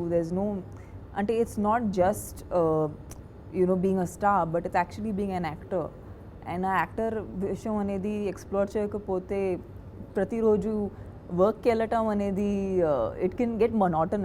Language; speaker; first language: Telugu; non-native, fluent; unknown